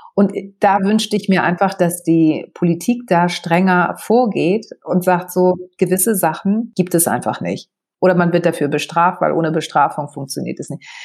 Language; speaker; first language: German; early bilingual, other home language; Greek